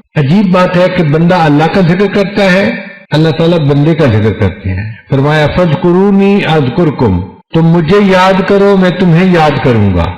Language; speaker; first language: Urdu; non-native, local second language; Punjabi